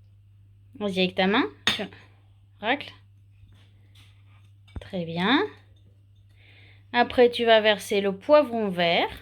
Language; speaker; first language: French; native; French